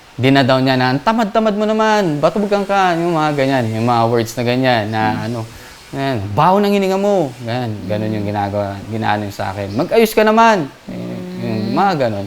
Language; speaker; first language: Filipino; native; Filipino